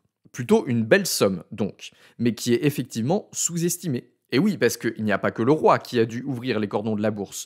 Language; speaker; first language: French; native; French